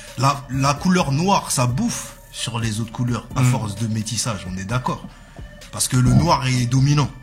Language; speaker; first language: French; native; French